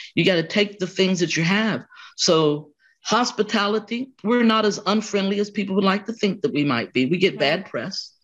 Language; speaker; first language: English; native; English